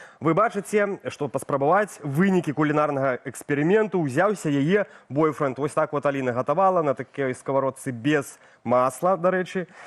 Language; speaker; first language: Belarusian; non-native, local second language; Russian